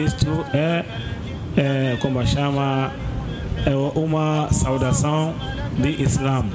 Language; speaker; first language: Portuguese; non-native, learner; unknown